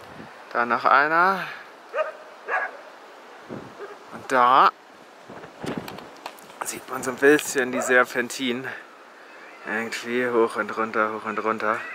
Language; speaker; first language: German; native; German